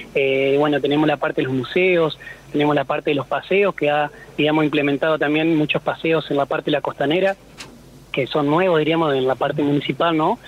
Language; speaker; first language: Spanish; native; Spanish